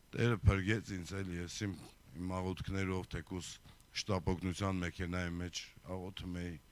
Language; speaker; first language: Armenian; native; Armenian